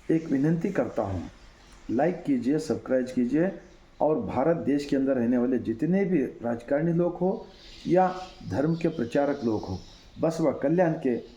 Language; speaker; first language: Hindi; non-native, local second language; Kannada